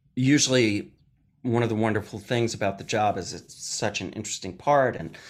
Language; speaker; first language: English; native; English